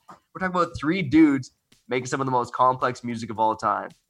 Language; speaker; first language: English; native; English